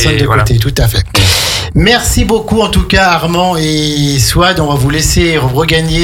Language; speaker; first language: French; native; French